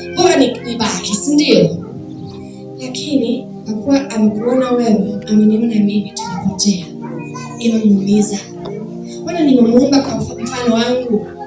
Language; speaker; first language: Swahili; non-native, fluent; German